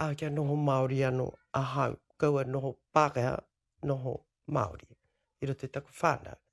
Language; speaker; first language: Māori; native; Māori